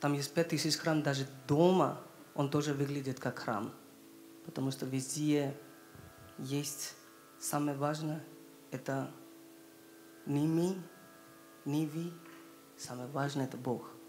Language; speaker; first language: Russian; non-native, learner; Hindi